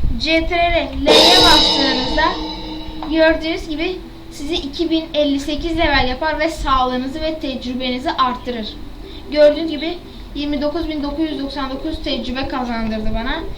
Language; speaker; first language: Turkish; native; Turkish